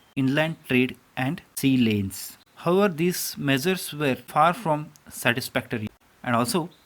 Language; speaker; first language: English; non-native, local second language; Kannada